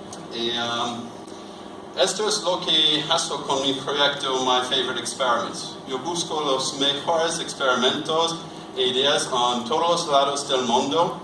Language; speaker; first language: Spanish; non-native, learner; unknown